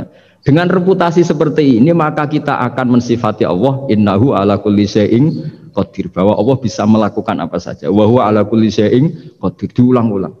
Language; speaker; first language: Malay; non-native, local second language; Javanese